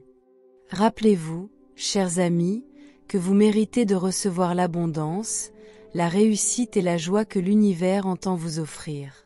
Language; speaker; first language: French; native; French